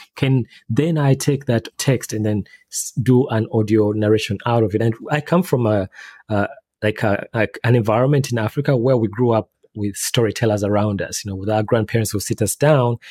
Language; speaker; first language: English; non-native, local second language; Ganda